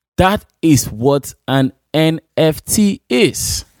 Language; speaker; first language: English; non-native, local second language; Igbo